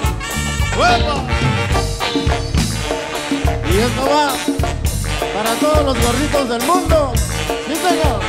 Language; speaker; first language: Spanish; native; Spanish